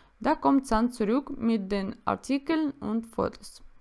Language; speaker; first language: German; non-native, learner; Russian